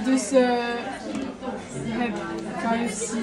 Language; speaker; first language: Dutch; non-native, learner; French